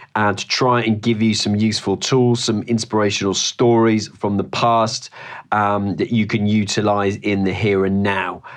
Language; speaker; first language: English; native; English